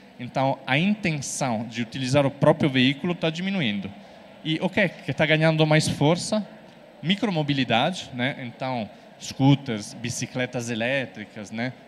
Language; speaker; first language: Portuguese; non-native, fluent; Italian